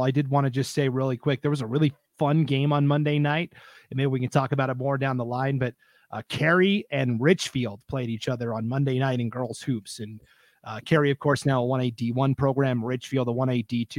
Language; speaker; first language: English; native; English